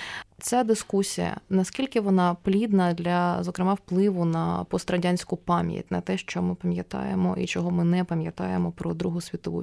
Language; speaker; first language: Ukrainian; native; Ukrainian